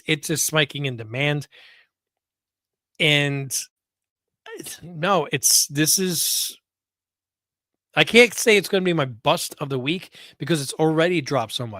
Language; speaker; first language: English; native; English